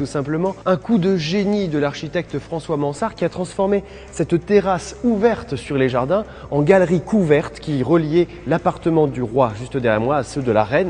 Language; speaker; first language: French; native; French